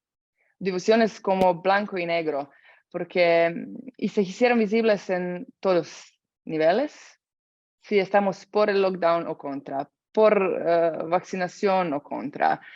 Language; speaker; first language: Spanish; non-native, fluent; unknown